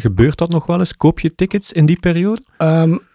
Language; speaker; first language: Dutch; native; Dutch